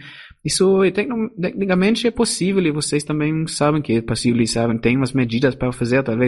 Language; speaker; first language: Portuguese; non-native, fluent; German